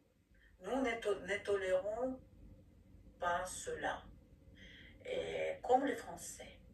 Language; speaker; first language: French; non-native, fluent; Ukrainian